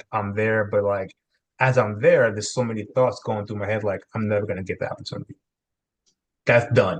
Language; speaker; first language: English; native; English